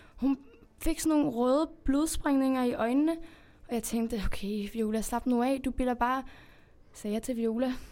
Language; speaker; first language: Danish; early bilingual, heritage; Spanish